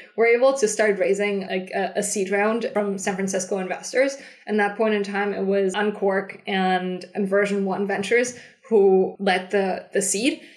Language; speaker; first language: English; non-native, fluent; German